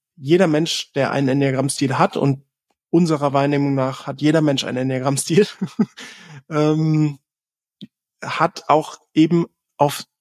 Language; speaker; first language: German; native; German